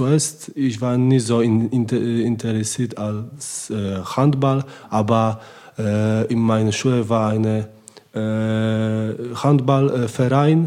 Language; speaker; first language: German; non-native, learner; Polish